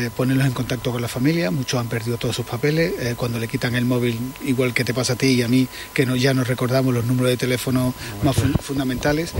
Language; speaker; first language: Spanish; native; Spanish